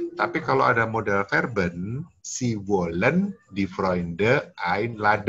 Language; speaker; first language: German; non-native, fluent; Indonesian